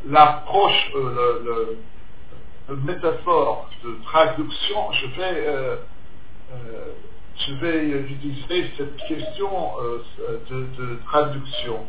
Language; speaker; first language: French; non-native, fluent; English